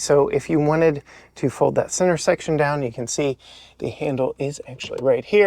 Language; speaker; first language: English; native; English